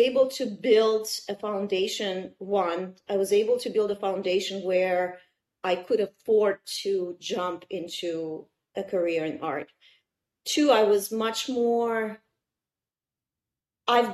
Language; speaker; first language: English; non-native, fluent; Russian